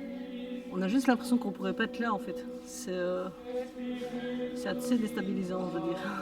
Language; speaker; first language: French; native; French